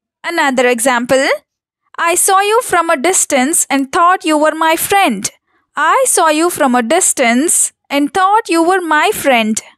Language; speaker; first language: English; non-native, local second language; Telugu